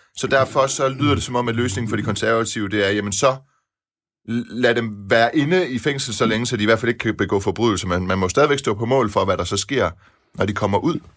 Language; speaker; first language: Danish; early bilingual, other home language; Persian